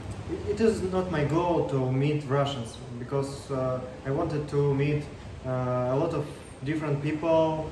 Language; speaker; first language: English; non-native, learner; Russian